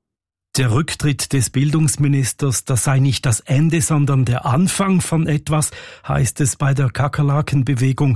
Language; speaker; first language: German; native; German